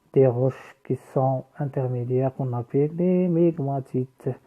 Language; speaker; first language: French; non-native, local second language; Arabic